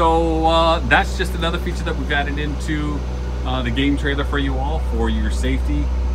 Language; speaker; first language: English; native; English